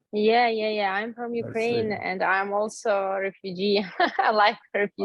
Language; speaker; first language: English; non-native, learner; Ukrainian